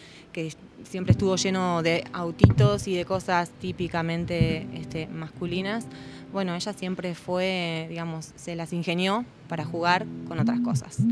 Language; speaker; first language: Spanish; native; Spanish